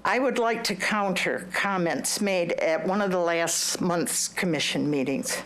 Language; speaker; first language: English; native; English